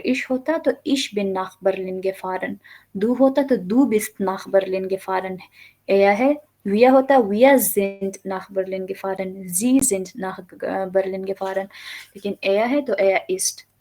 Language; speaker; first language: German; non-native, fluent; Urdu